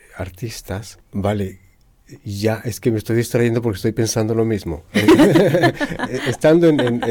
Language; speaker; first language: Spanish; native; Spanish